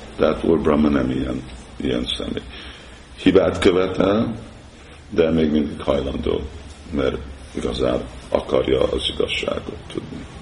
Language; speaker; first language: Hungarian; early bilingual, heritage; Hungarian